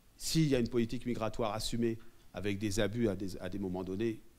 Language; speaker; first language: French; native; French